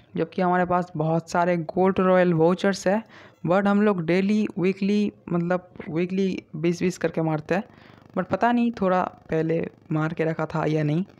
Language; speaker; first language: Hindi; non-native, local second language; Bangla